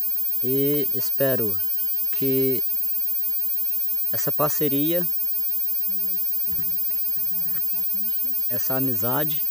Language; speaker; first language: Portuguese; non-native, local second language; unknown